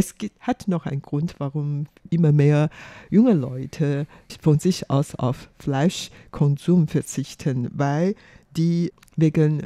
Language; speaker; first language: German; non-native, fluent; Chinese